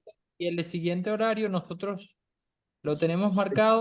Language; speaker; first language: Spanish; native; Spanish